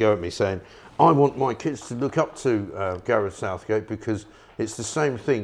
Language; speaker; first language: English; native; English